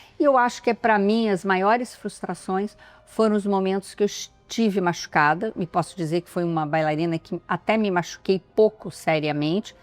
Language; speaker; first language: Portuguese; native; Portuguese